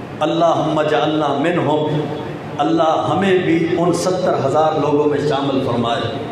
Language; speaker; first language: Urdu; non-native, local second language; Punjabi